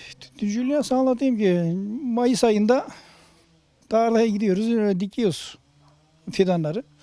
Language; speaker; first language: Turkish; native; Turkish